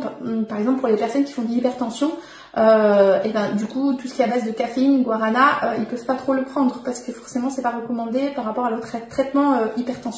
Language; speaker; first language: French; native; French